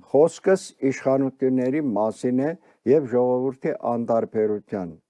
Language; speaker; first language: Armenian; early bilingual, heritage; Armenian